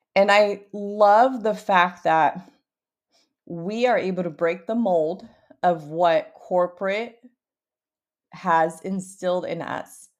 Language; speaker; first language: English; early bilingual, other home language; Portuguese